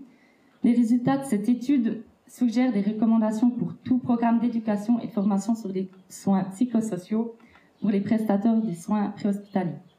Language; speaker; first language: French; native; French